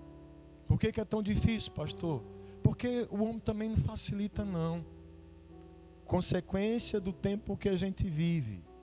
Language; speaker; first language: Portuguese; native; Portuguese